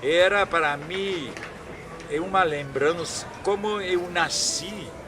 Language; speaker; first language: Portuguese; non-native, fluent; French